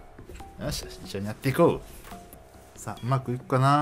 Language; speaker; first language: Japanese; native; Japanese